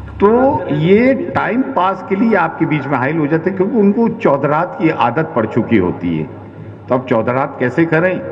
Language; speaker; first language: Urdu; native; Urdu